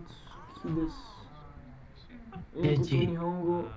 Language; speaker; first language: Japanese; non-native, learner; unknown